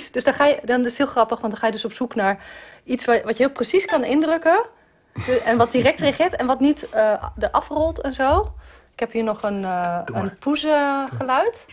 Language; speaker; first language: Dutch; native; Dutch